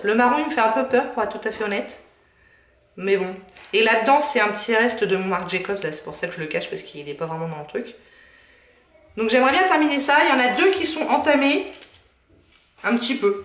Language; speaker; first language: French; native; French